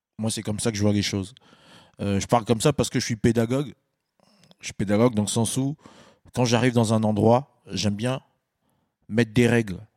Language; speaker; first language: French; early bilingual, other home language; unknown